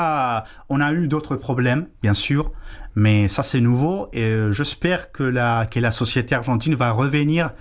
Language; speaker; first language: French; non-native, fluent; Spanish